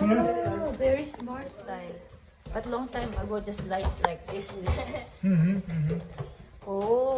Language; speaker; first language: English; non-native, learner; Japanese